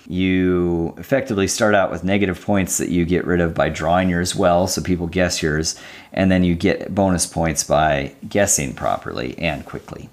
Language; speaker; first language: English; native; English